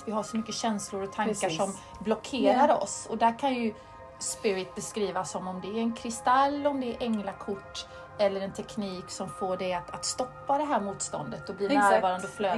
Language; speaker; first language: Swedish; native; Swedish